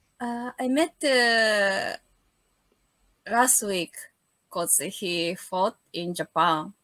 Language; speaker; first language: English; non-native, learner; Japanese